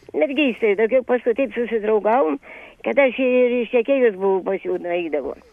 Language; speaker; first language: Lithuanian; native; Lithuanian